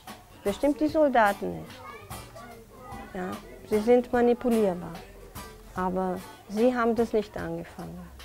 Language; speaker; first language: German; non-native, fluent; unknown